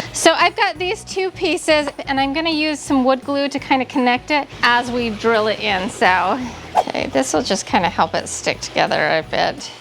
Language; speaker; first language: English; native; English